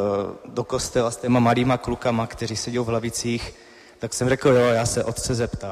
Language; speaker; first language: Czech; native; Czech